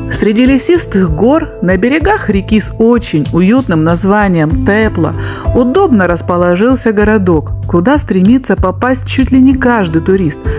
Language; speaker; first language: Russian; native; Russian